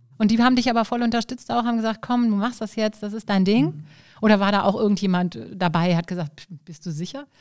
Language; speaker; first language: German; native; German